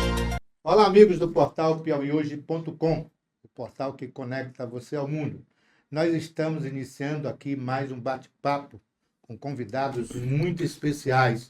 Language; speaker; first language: Portuguese; native; Portuguese